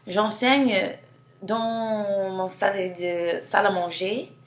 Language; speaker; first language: French; non-native, fluent; English